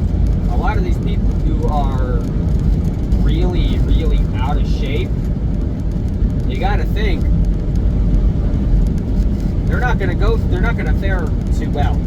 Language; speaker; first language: English; native; English